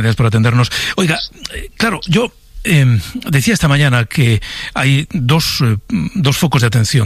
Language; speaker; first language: Spanish; native; Spanish